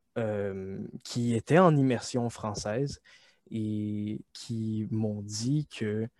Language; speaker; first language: French; native; French